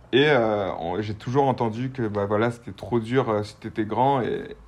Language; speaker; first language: French; native; French